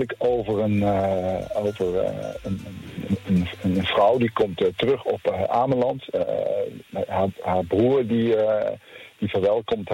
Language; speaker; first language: Dutch; native; Dutch